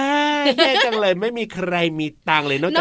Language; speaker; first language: Thai; native; Thai